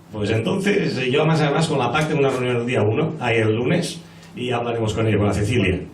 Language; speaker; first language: Spanish; non-native, local second language; Catalan